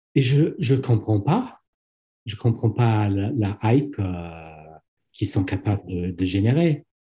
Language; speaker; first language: French; non-native, fluent; English